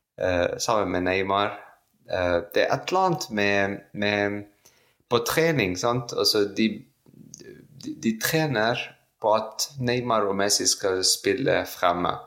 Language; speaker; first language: Norwegian; non-native, fluent; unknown